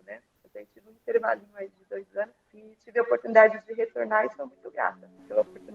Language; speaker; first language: Portuguese; native; Portuguese